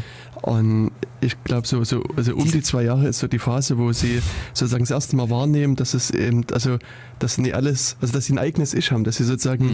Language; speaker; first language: German; native; German